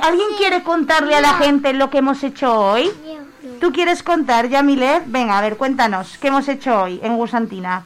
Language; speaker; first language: Spanish; native; Spanish